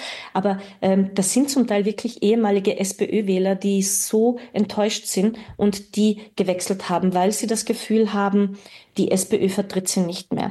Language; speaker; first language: German; native; German